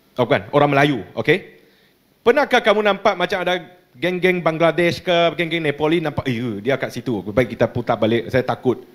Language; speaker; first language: Malay; non-native, local second language; Chinese